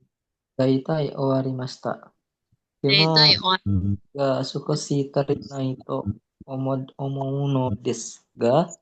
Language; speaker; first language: Japanese; non-native, learner; Indonesian